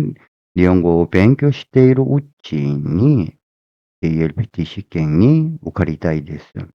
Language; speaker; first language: Japanese; non-native, fluent; Korean